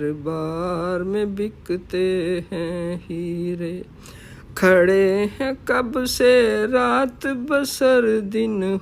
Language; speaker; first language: Urdu; native; Urdu